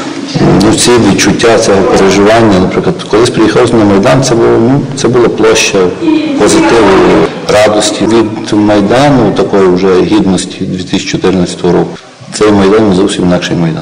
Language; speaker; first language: Ukrainian; native; Ukrainian